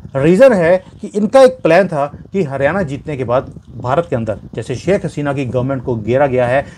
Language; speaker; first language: Hindi; native; Hindi